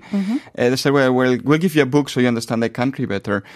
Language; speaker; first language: English; non-native, fluent; Spanish